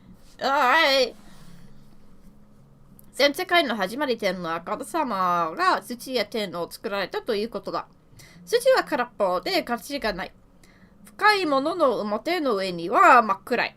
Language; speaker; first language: Japanese; non-native, learner; English